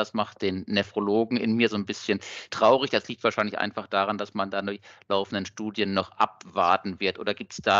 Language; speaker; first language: German; native; German